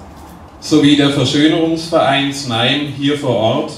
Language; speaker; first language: German; native; German